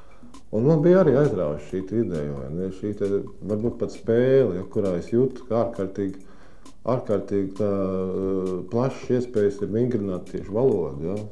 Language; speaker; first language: Latvian; native; Latvian